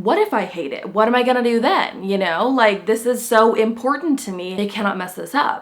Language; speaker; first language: English; native; English